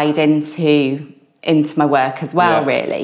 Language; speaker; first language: English; native; English